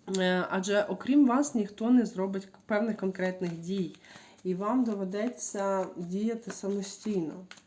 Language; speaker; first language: Ukrainian; non-native, local second language; Russian